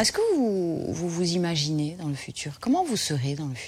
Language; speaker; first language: French; native; French